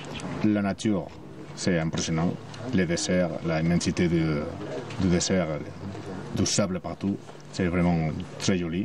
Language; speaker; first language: French; non-native, fluent; Spanish